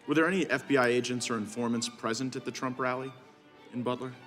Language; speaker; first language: English; native; English